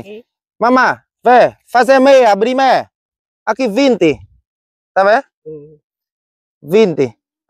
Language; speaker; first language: Portuguese; non-native, learner; Vietnamese